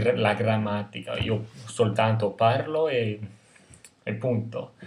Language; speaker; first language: Italian; non-native, fluent; English